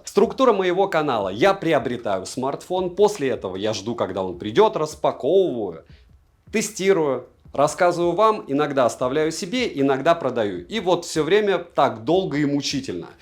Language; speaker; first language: Russian; native; Russian